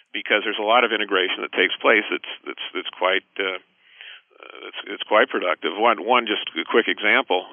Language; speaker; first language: English; native; English